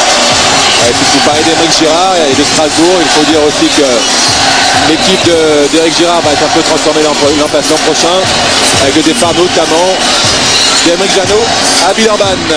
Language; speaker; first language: French; native; French